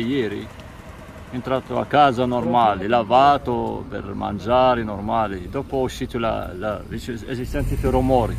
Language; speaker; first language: Italian; non-native, learner; Arabic